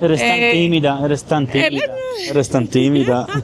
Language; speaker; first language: Spanish; non-native, learner; Polish